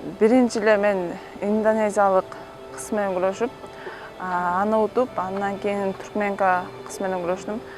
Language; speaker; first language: Kyrgyz; native; Kyrgyz